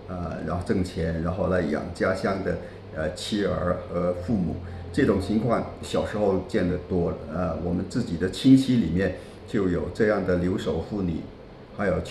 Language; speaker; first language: Chinese; non-native, local second language; Min Nan Chinese